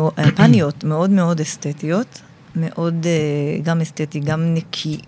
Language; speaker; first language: Hebrew; native; Hebrew